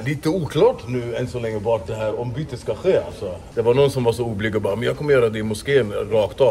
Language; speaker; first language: Swedish; native; Swedish